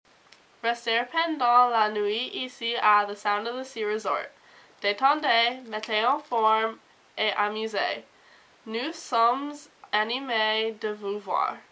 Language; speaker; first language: French; non-native, learner; English